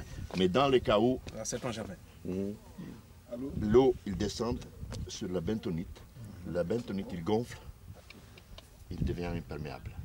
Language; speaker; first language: French; non-native, fluent; Italian